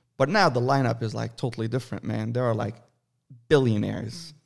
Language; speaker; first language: English; non-native, fluent; Arabic